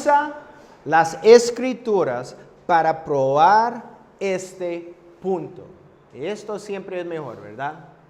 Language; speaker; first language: Spanish; non-native, fluent; English